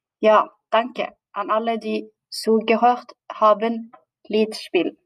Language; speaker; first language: German; non-native, learner; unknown